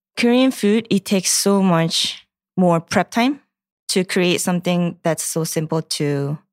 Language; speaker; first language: English; non-native, fluent; Korean